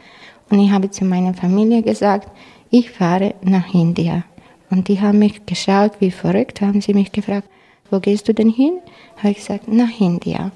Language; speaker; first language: German; non-native, fluent; Croatian